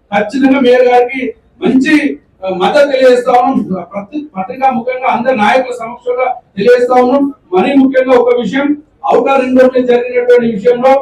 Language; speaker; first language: Telugu; native; Telugu